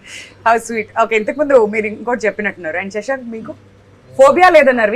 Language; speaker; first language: Telugu; native; Telugu